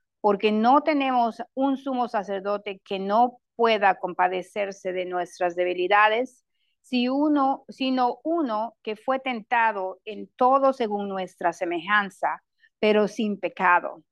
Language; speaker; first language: Spanish; non-native, local second language; English